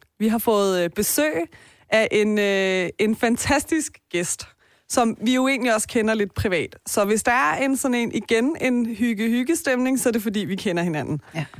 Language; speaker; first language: Danish; early bilingual, other home language; Persian